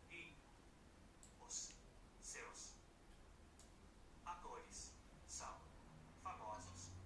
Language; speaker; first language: Portuguese; non-native, learner; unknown